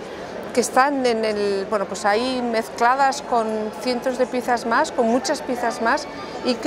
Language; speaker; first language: Spanish; native; Spanish